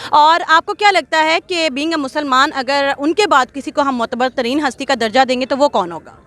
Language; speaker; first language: Urdu; native; Urdu